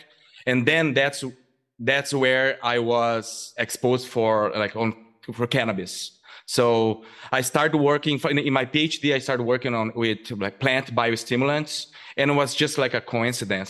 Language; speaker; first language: English; non-native, fluent; Portuguese